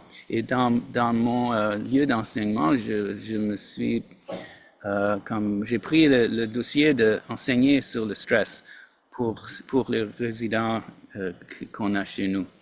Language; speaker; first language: French; non-native, fluent; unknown